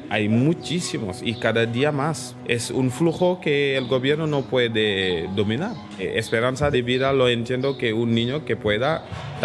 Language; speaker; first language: Spanish; non-native, fluent; Wolof